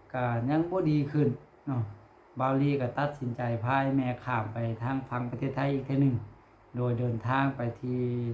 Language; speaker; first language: Lao; non-native, local second language; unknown